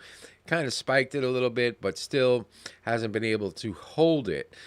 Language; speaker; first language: English; native; English